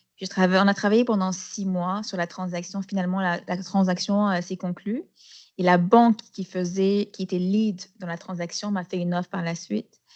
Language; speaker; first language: French; non-native, local second language; Arabic